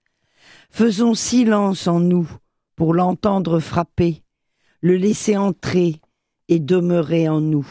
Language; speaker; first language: French; native; French